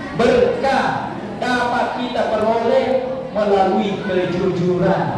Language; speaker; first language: Indonesian; non-native, local second language; Buginese